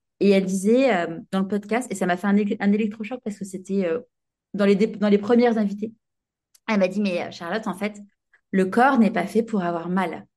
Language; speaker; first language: French; native; French